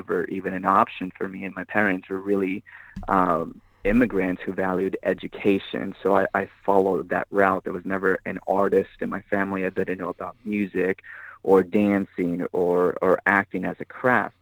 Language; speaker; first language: English; native; English